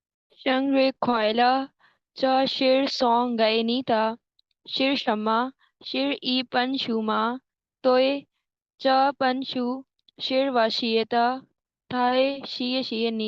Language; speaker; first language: Chinese; non-native, learner; Urdu